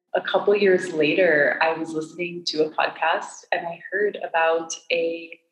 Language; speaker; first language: English; native; English